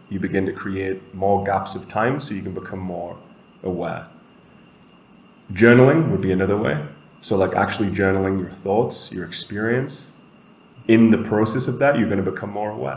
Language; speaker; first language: English; native; English